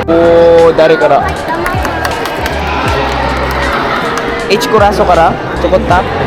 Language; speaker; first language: Japanese; non-native, learner; Filipino